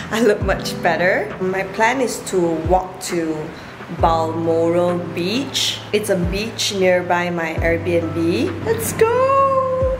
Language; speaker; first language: English; non-native, local second language; Chinese